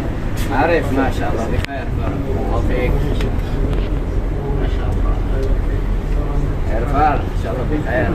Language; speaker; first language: Arabic; non-native, fluent; Indonesian